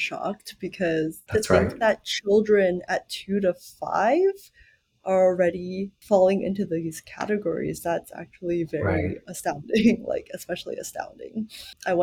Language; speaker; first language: English; native; English